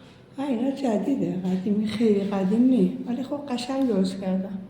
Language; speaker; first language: Persian; native; Persian